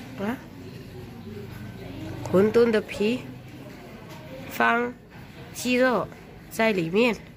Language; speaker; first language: Chinese; non-native, fluent; Indonesian